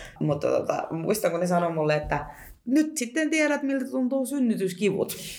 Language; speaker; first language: Finnish; early bilingual, other home language; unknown